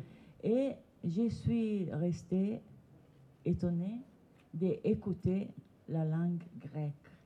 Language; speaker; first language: French; non-native, learner; Italian